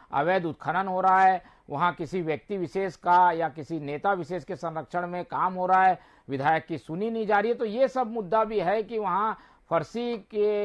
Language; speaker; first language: Hindi; native; Hindi